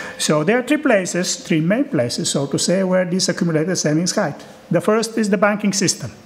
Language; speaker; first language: English; non-native, fluent; Bulgarian